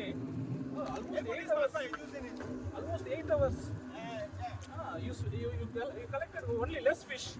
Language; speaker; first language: English; non-native, local second language; Tamil